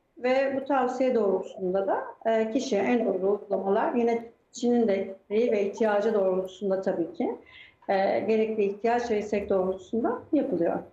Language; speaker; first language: Turkish; native; Turkish